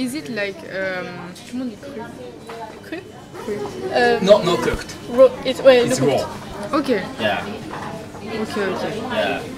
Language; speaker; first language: English; non-native, learner; French